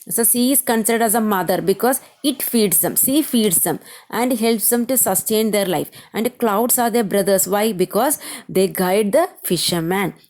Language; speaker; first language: English; non-native, local second language; Malayalam